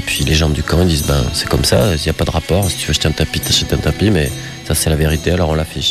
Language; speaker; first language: French; native; French